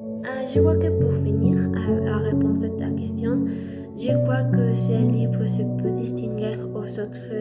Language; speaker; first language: French; non-native, learner; Spanish